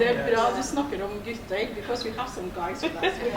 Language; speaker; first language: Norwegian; non-native, learner; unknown